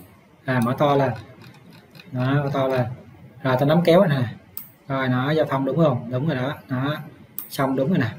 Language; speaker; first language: Vietnamese; native; Vietnamese